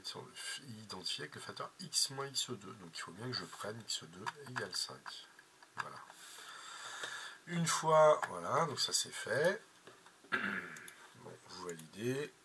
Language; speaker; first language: French; native; French